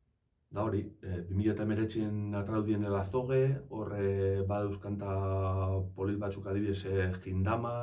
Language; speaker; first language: Basque; native; Basque